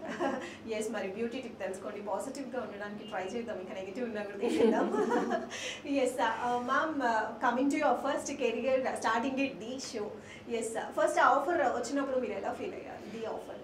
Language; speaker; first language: Telugu; native; Telugu